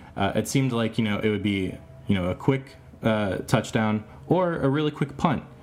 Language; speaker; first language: English; native; English